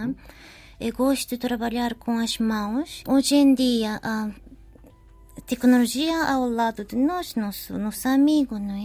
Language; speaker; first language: Portuguese; non-native, learner; Japanese